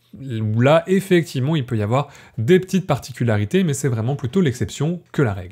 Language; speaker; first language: French; native; French